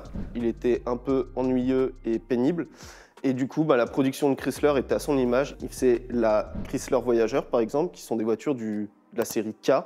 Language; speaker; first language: French; native; French